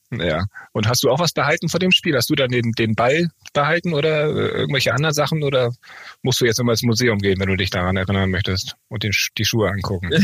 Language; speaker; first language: German; native; German